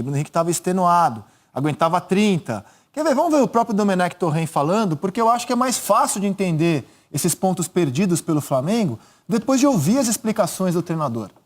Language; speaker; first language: Portuguese; native; Portuguese